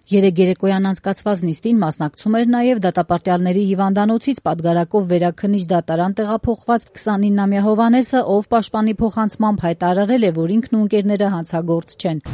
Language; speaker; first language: Armenian; native; Armenian